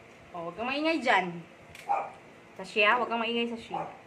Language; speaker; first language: Filipino; non-native, local second language; Cebuano